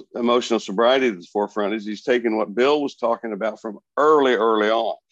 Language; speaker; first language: English; native; English